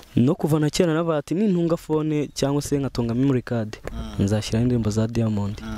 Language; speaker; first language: Kinyarwanda; early bilingual, heritage; Kinyarwanda